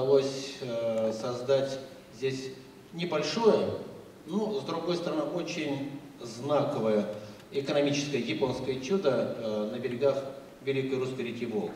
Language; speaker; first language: Russian; native; Russian